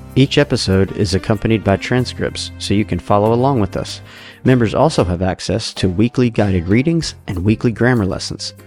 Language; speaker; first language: English; native; English